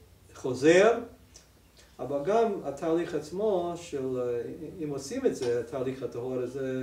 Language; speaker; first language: Hebrew; non-native, fluent; English